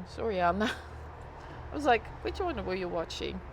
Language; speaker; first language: English; non-native, fluent; Dutch